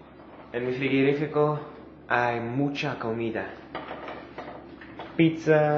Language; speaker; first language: Spanish; non-native, learner; English